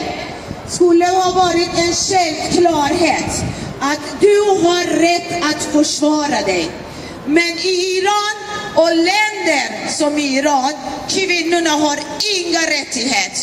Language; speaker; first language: Swedish; non-native, fluent; Persian